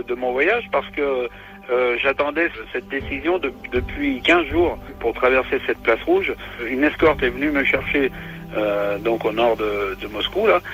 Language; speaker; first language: French; native; French